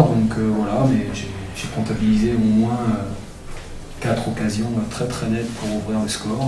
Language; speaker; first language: French; native; French